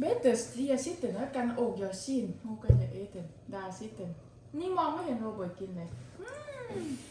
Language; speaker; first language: Dutch; non-native, learner; Thai